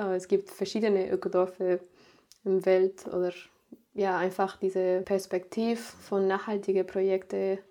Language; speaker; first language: German; non-native, fluent; Spanish